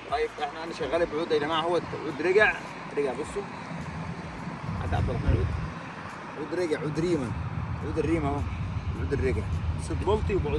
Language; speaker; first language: Arabic; native; Arabic